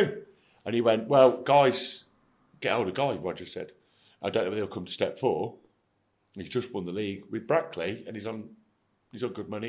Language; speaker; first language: English; native; English